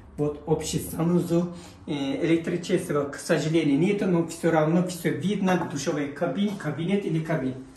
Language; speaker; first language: Russian; non-native, learner; Turkish